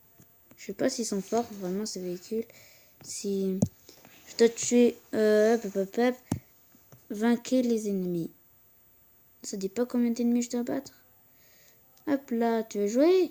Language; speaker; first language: French; native; French